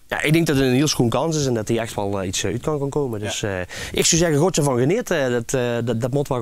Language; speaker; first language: Dutch; native; Dutch